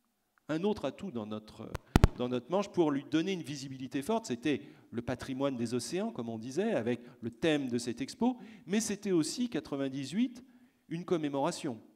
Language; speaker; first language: French; native; French